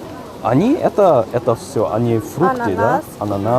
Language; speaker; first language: Russian; non-native, learner; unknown